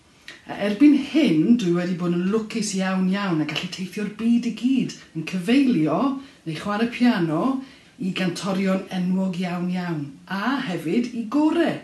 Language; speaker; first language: Welsh; native; Welsh